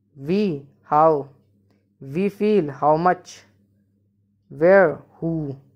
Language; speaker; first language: English; non-native, local second language; Hindi